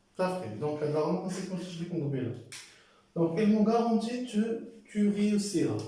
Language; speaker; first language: French; non-native, local second language; Arabic